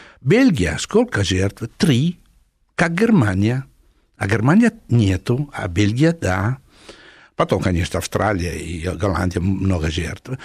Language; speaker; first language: Russian; non-native, fluent; Italian